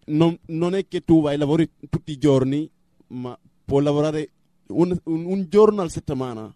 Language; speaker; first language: Italian; non-native, fluent; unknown